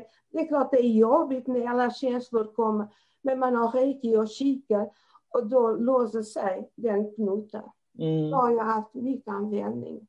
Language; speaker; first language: Swedish; non-native, fluent; Portuguese